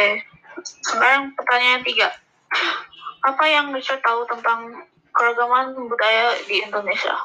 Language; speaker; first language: Indonesian; non-native, learner; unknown